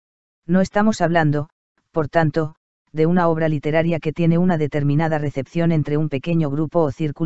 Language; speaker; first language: Spanish; native; Spanish